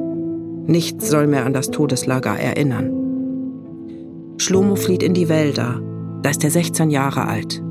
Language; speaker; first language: German; native; German